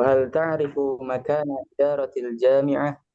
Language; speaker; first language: Arabic; non-native, learner; Indonesian